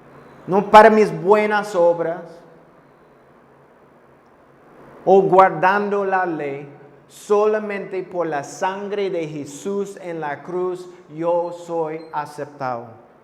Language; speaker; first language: Spanish; non-native, fluent; English